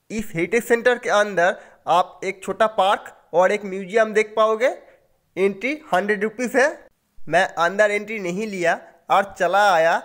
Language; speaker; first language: Hindi; non-native, local second language; Bangla